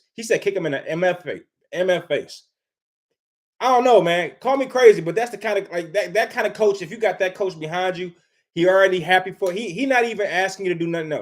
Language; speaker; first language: English; native; English